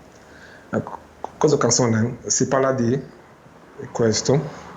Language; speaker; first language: Italian; non-native, learner; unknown